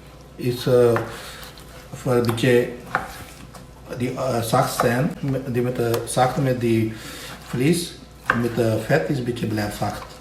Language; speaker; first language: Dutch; non-native, learner; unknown